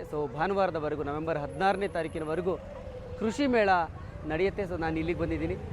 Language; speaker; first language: Kannada; native; Kannada